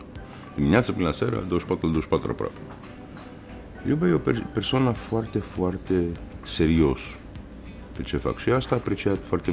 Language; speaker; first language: Romanian; non-native, learner; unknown